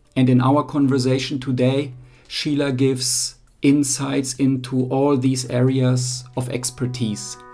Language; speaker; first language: English; non-native, fluent; German